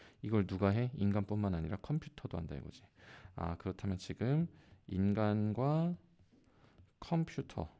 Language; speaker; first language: Korean; native; Korean